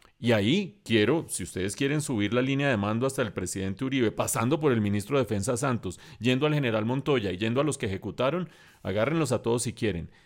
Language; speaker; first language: Spanish; native; Spanish